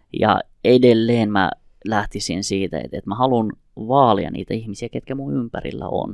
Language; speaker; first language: Finnish; early bilingual, other home language; Kurdish